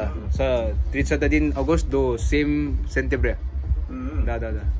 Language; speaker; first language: Russian; non-native, learner; Hindi